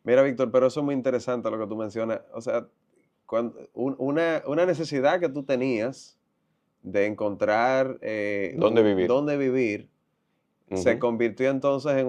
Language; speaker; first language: Spanish; native; Spanish